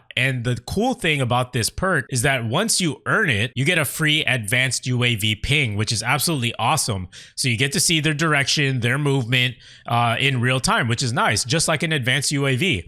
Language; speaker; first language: English; native; English